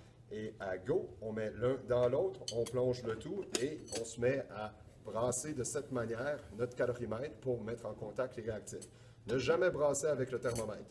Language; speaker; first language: French; native; French